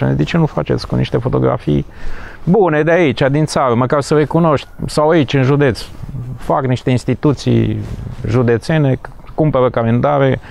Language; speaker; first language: Romanian; native; Romanian